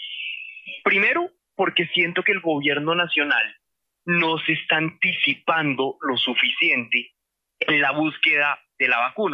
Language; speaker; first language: Spanish; native; Spanish